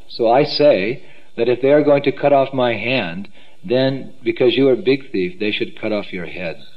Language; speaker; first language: English; native; English